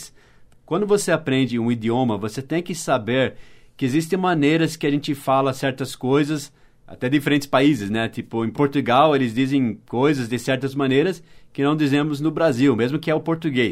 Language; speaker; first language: Portuguese; non-native, fluent; English